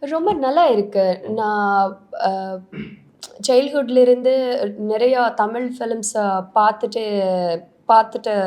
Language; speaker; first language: Tamil; non-native, learner; Telugu